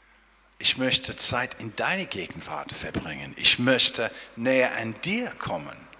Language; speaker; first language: German; non-native, fluent; English